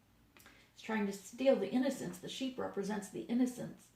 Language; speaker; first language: English; native; English